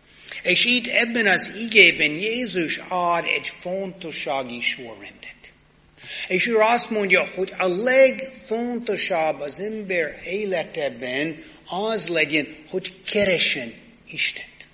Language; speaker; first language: Hungarian; non-native, learner; English